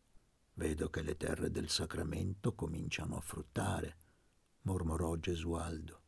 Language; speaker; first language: Italian; native; Italian